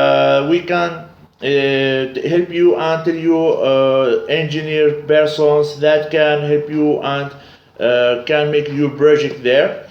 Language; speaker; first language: English; non-native, learner; Arabic